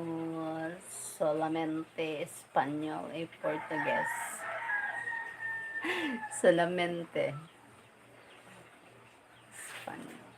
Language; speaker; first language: Spanish; non-native, learner; Filipino